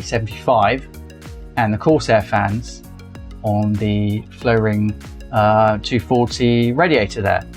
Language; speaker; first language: English; native; English